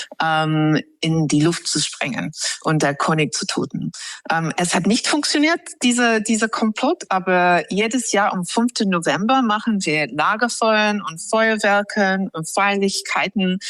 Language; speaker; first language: German; non-native, learner; English